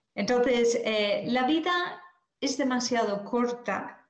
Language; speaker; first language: Spanish; non-native, fluent; English